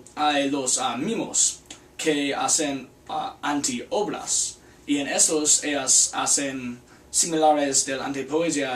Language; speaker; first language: Spanish; non-native, learner; English